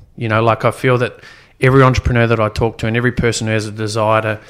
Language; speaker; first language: English; native; English